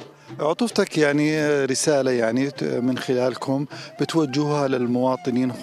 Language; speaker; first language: Arabic; native; Arabic